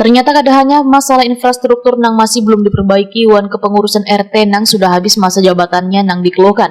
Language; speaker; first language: Indonesian; non-native, local second language; Banjar